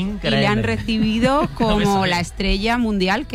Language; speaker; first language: Spanish; native; Spanish